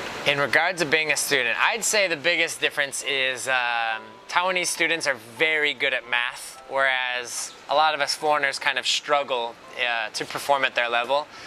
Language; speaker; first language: English; native; English